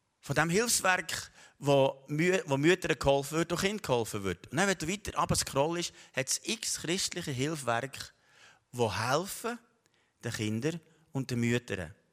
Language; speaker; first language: German; native; German